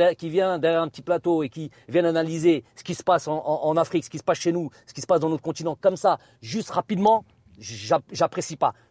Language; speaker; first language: French; native; French